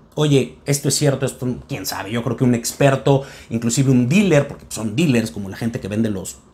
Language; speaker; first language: Spanish; native; Spanish